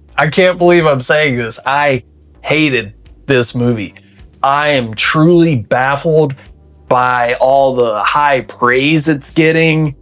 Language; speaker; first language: English; native; English